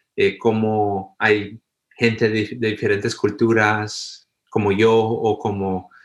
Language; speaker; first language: Spanish; early bilingual, heritage; Spanish